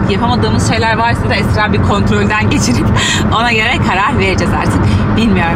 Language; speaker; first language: Turkish; native; Turkish